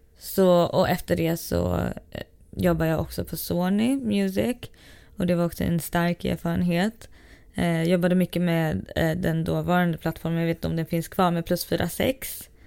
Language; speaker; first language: Swedish; early bilingual, other home language; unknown